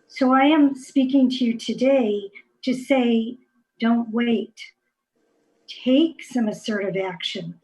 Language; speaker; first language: English; native; English